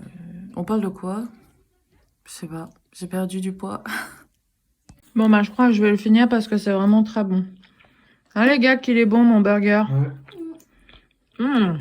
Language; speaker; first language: French; native; French